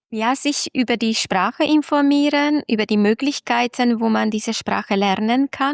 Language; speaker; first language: German; non-native, fluent; Hungarian